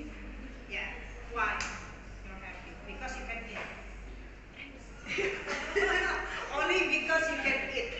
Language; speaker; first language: English; non-native, learner; Indonesian